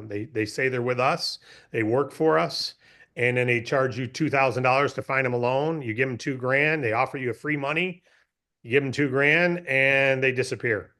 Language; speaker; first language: English; native; English